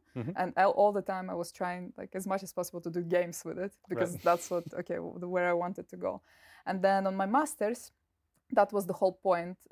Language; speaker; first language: English; non-native, fluent; Russian